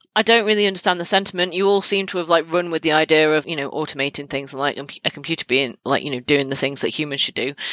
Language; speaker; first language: English; native; English